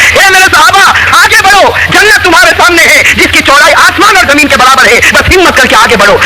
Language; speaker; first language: Urdu; native; Urdu